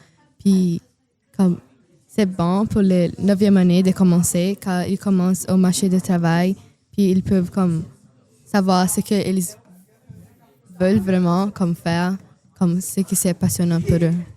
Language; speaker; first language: French; non-native, learner; Portuguese